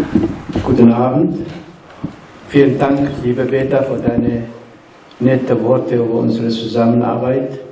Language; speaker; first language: German; non-native, fluent; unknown